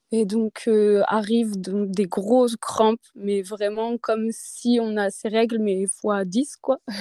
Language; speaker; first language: French; native; French